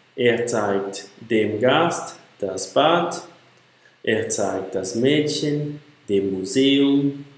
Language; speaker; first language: German; non-native, learner; Portuguese